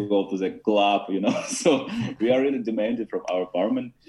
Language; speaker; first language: English; non-native, learner; Ukrainian